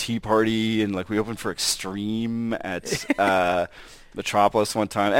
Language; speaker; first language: English; native; English